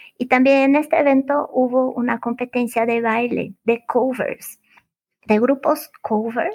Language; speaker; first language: Spanish; non-native, fluent; Portuguese